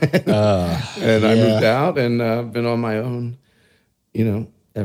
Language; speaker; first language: English; native; English